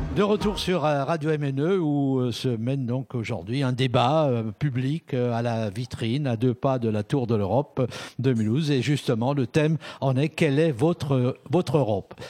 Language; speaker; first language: French; native; French